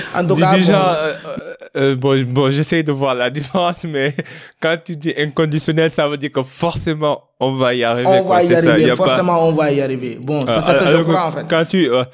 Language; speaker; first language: French; non-native, local second language; Wolof